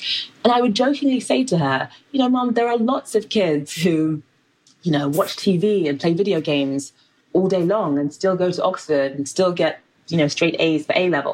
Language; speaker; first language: English; native; English